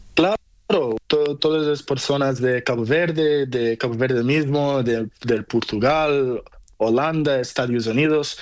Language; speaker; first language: Spanish; non-native, learner; Portuguese